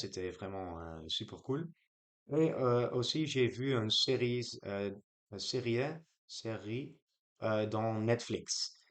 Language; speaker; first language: French; non-native, learner; Dutch